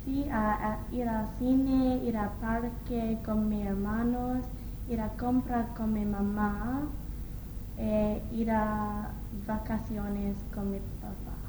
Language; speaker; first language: Spanish; non-native, learner; English